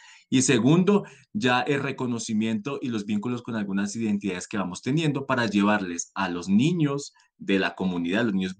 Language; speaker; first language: Spanish; native; Spanish